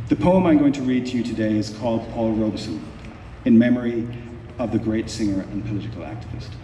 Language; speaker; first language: English; native; English